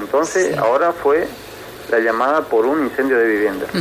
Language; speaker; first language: Spanish; native; Spanish